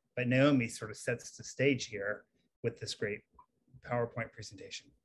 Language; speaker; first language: English; native; English